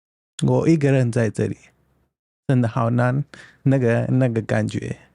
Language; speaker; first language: Chinese; non-native, learner; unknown